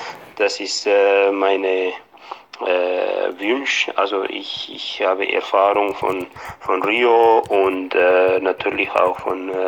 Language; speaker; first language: German; non-native, fluent; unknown